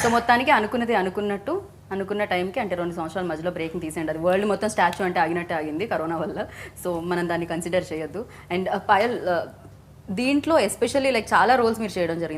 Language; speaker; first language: Telugu; native; Telugu